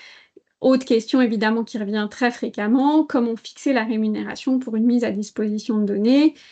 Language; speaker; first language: French; native; French